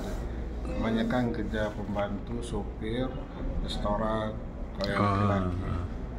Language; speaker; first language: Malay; non-native, local second language; Sasak